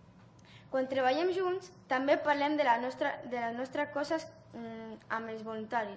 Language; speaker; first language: Catalan; early bilingual, other home language; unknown